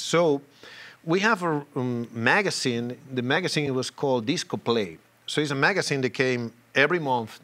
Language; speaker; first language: English; non-native, learner; Spanish